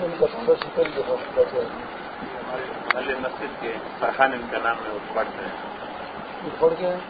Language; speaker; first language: Urdu; non-native, local second language; Pashto